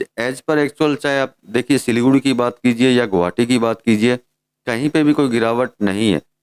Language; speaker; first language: Hindi; native; Hindi